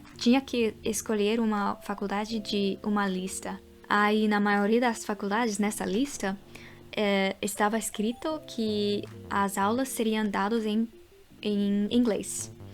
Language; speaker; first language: Portuguese; non-native, fluent; Dutch